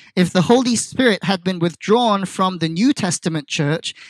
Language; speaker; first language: English; non-native, fluent; Korean